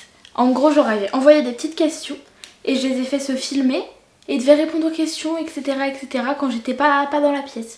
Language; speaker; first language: French; native; French